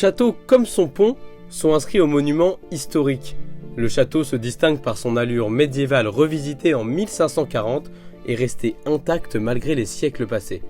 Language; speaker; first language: French; native; French